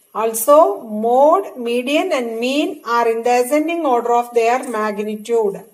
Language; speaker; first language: English; non-native, local second language; Malayalam